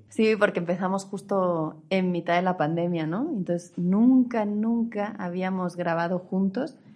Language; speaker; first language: Spanish; native; Spanish